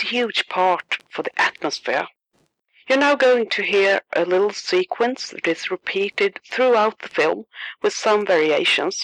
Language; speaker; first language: English; non-native, fluent; Swedish